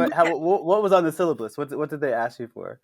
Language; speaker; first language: English; native; English